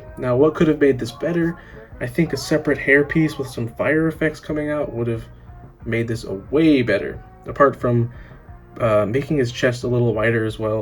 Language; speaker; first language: English; native; English